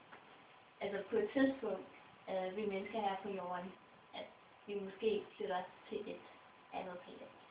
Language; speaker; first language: Danish; non-native, local second language; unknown